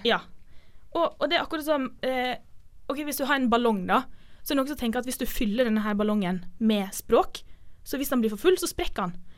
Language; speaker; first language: Norwegian; native; Norwegian